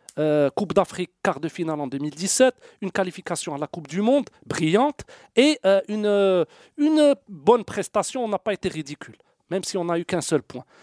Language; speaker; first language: French; non-native, local second language; Arabic